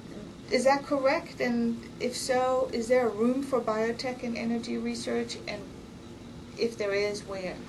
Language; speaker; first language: English; non-native, fluent; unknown